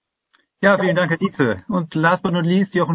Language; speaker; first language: German; native; German